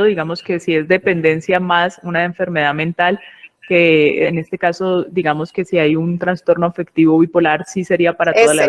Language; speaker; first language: Spanish; native; Spanish